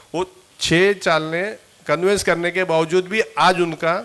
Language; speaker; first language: Hindi; non-native, local second language; Marathi